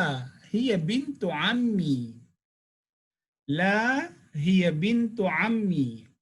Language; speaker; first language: Arabic; non-native, fluent; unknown